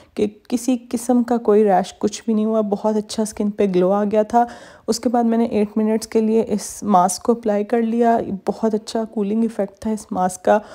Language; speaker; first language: Urdu; native; Urdu